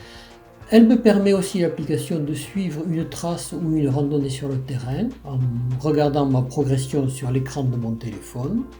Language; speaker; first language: French; native; French